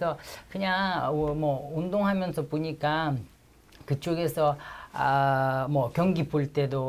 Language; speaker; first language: Korean; non-native, fluent; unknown